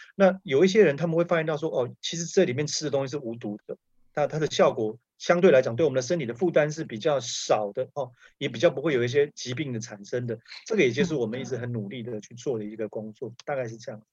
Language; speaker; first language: Chinese; native; Chinese